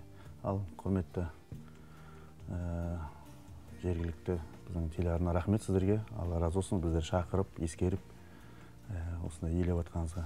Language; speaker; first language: Kazakh; native; Kazakh